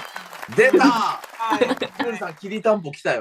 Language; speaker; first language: Japanese; native; Japanese